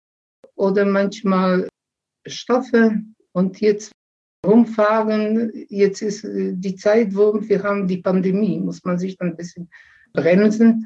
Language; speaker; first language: German; non-native, fluent; Polish